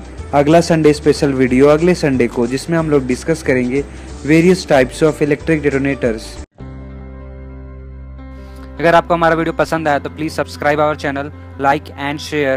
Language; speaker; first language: Hindi; native; Hindi